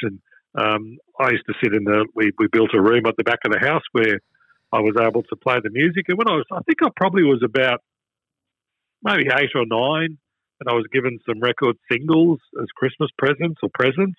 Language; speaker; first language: English; native; English